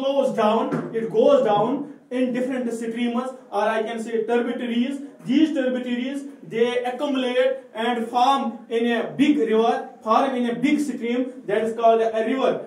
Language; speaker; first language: English; non-native, local second language; Kashmiri